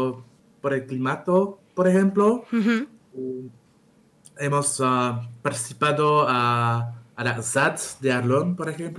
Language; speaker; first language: Spanish; non-native, learner; French